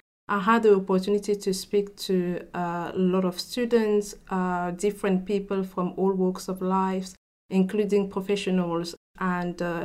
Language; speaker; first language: English; non-native, local second language; French